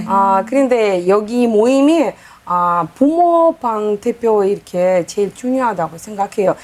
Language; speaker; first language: Korean; non-native, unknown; Uzbek